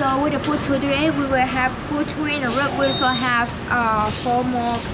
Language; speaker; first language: English; non-native, fluent; Vietnamese